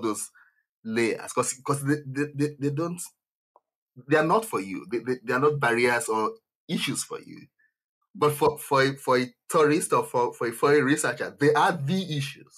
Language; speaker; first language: English; non-native, local second language; Yoruba